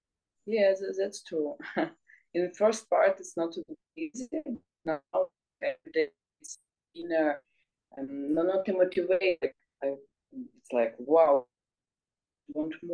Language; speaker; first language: English; non-native, learner; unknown